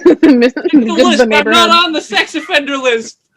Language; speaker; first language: English; native; English